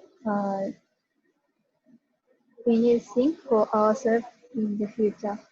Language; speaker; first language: English; non-native, learner; Japanese